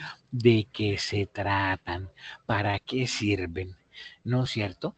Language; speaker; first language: Spanish; native; Spanish